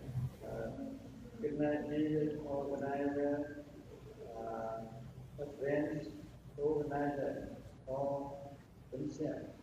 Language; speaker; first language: English; non-native, learner; Vietnamese